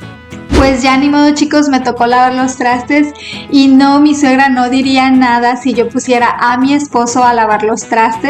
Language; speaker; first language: Spanish; native; Spanish